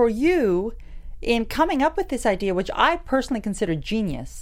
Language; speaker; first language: English; native; English